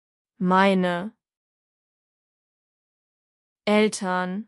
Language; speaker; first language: German; non-native, learner; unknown